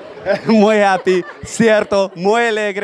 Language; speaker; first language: Spanish; non-native, fluent; English